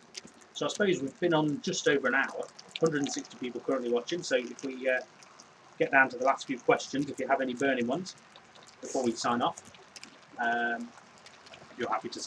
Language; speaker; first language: English; native; English